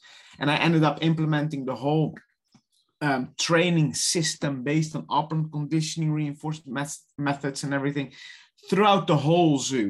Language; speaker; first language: English; non-native, fluent; Dutch